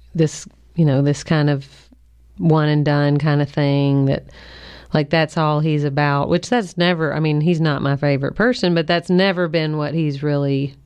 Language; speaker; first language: English; native; English